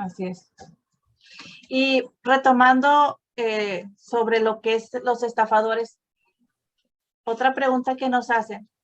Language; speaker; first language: Spanish; native; Spanish